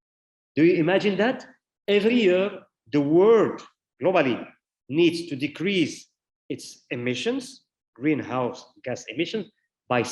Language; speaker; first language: English; non-native, fluent; Arabic